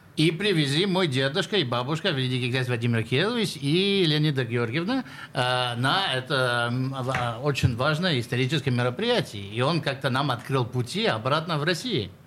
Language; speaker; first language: Russian; early bilingual, heritage; Russian